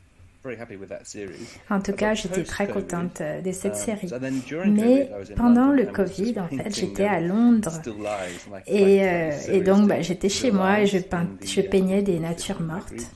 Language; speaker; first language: French; native; French